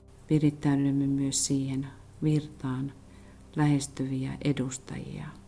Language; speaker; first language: Finnish; native; Finnish